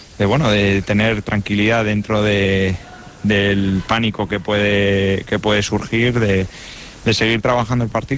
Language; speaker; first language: Spanish; native; Spanish